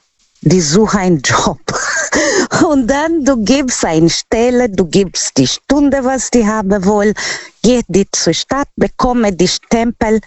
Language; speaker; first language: German; non-native, learner; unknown